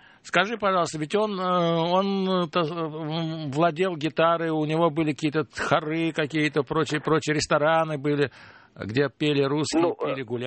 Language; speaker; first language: Russian; native; Russian